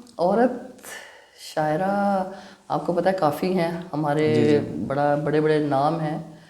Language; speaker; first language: Urdu; non-native, local second language; Punjabi